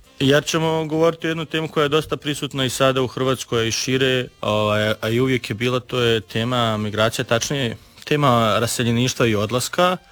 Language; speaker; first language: Serbian; native; Serbian